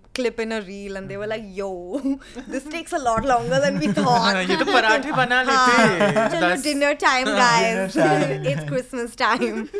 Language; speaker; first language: English; non-native, local second language; Hindi